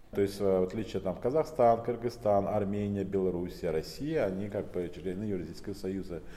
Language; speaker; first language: Russian; non-native, local second language; Tajik